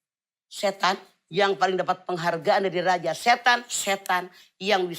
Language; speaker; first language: Indonesian; native; Indonesian